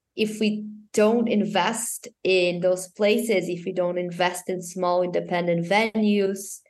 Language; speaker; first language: English; non-native, fluent; Portuguese